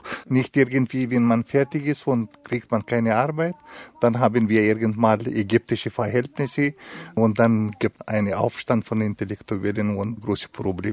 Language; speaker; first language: German; non-native, fluent; Pashto